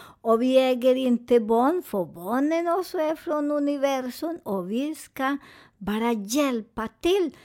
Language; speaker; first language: Swedish; non-native, fluent; Spanish